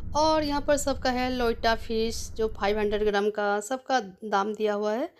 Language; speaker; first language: Hindi; non-native, local second language; Bangla